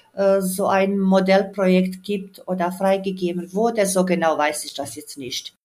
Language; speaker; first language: German; non-native, fluent; Croatian